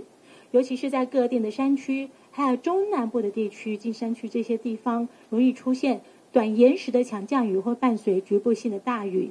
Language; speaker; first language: Chinese; native; Chinese